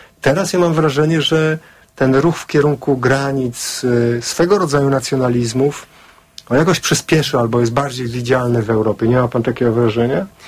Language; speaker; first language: Polish; native; Polish